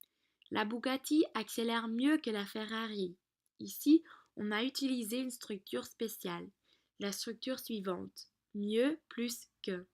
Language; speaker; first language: French; non-native, learner; Dutch